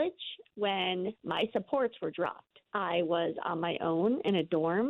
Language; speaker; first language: English; native; English